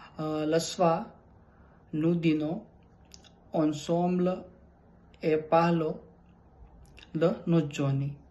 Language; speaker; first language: French; non-native, learner; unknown